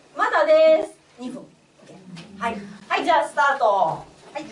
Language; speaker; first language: Japanese; non-native, fluent; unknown